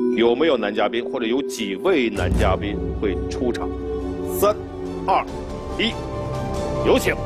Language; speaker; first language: Chinese; native; Chinese